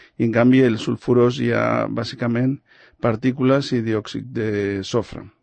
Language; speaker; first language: Catalan; non-native, local second language; Spanish